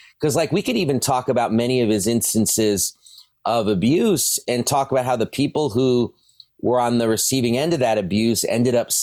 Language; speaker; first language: English; native; English